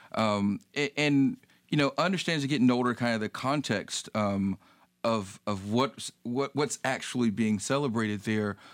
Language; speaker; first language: English; native; English